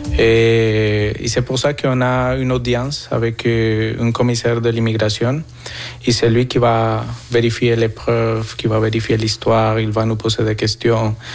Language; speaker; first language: French; non-native, fluent; Spanish